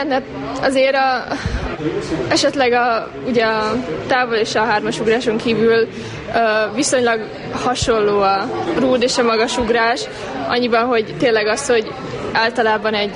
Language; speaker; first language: Hungarian; native; Hungarian